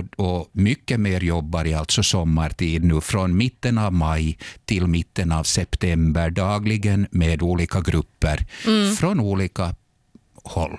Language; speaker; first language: Swedish; native; Swedish